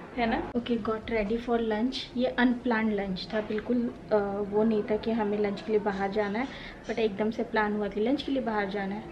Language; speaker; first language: Hindi; native; Hindi